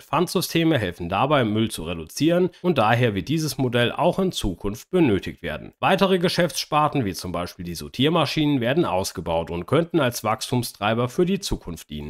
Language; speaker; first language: German; native; German